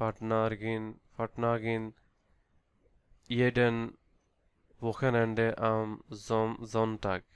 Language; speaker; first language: German; non-native, learner; Bangla